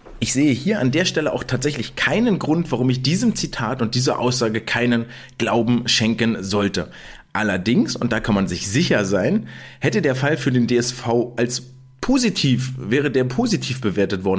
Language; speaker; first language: German; native; German